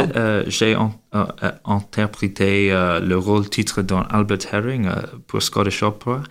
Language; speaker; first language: French; non-native, learner; English